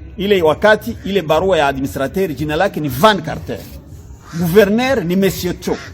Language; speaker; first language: Swahili; non-native, local second language; Kinyarwanda